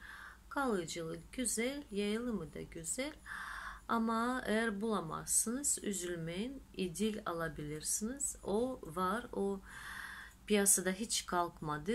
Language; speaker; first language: Turkish; non-native, fluent; Russian